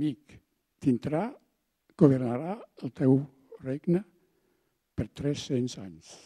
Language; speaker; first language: Catalan; non-native, fluent; German